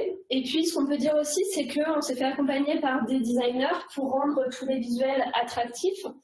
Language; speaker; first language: French; native; French